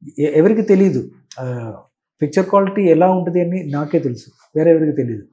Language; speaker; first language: Telugu; non-native, learner; Malayalam